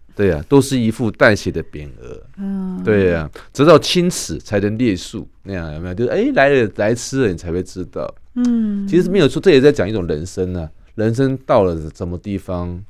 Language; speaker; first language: Chinese; native; Chinese